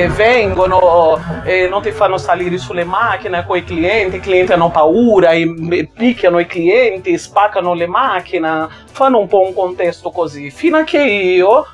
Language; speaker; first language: Italian; non-native, fluent; Portuguese